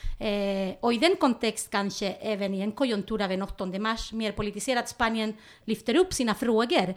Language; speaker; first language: Swedish; non-native, fluent; Spanish